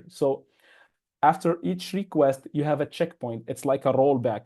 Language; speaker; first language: English; non-native, fluent; Arabic